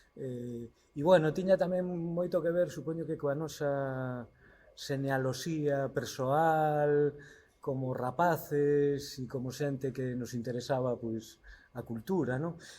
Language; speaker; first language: Galician; non-native, local second language; Spanish